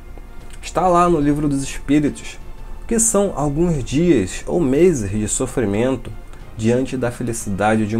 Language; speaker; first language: Portuguese; native; Portuguese